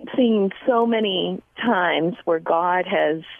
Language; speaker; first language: English; early bilingual, other home language; Spanish